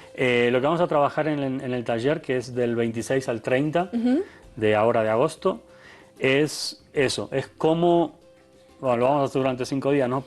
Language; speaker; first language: Spanish; native; Spanish